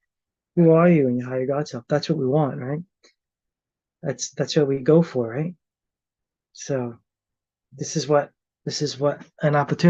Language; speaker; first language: English; native; English